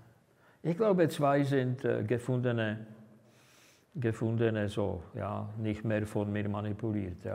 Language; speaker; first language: German; non-native, fluent; Czech